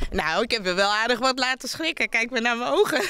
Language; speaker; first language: Dutch; native; Dutch